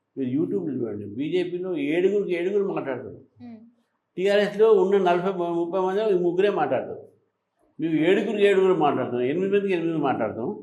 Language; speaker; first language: Telugu; native; Telugu